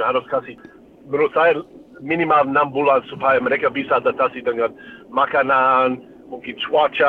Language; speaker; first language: Indonesian; non-native, fluent; English